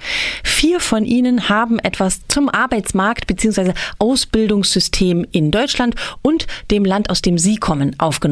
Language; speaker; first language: German; native; German